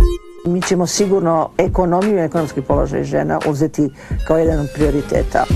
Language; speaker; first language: Serbian; native; Serbian